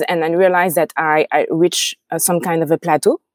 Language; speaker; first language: English; non-native, fluent; French